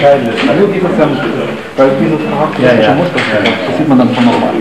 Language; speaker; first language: German; native; German